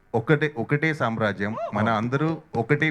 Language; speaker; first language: Telugu; non-native, learner; Hindi